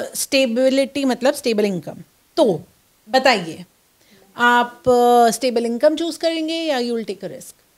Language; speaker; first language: Hindi; native; Hindi